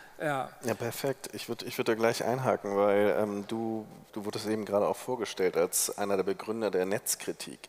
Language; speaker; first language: German; native; German